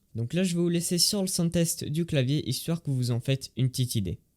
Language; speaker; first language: French; native; French